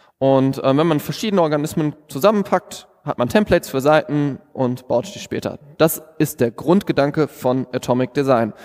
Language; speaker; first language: German; native; German